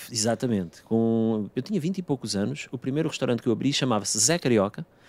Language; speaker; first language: Portuguese; native; Portuguese